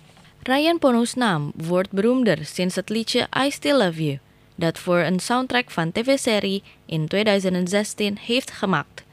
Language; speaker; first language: Dutch; non-native, learner; Indonesian